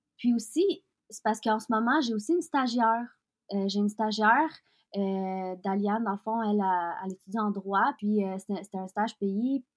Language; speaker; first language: French; early bilingual, other home language; Russian